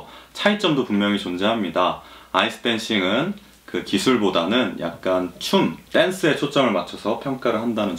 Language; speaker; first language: Korean; native; Korean